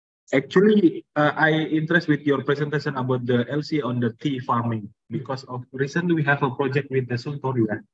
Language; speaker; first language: English; non-native, fluent; Indonesian